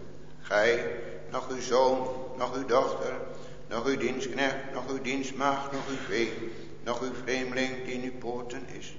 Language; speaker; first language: Dutch; native; Dutch